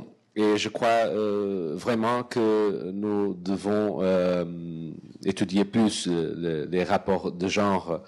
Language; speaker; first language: French; non-native, fluent; Portuguese